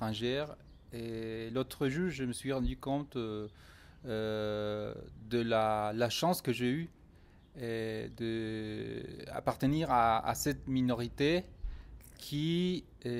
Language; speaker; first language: French; non-native, fluent; Spanish